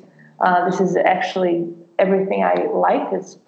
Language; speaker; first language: English; non-native, fluent; Portuguese